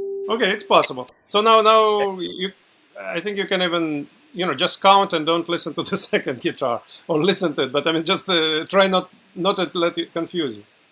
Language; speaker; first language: English; non-native, fluent; Russian